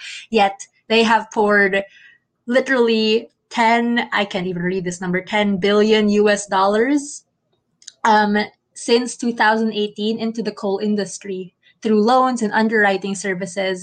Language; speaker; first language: English; non-native, local second language; Filipino